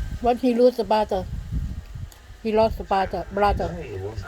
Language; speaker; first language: English; non-native, learner; Thai